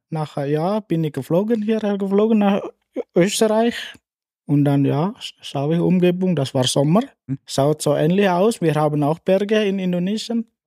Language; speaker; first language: German; non-native, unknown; Indonesian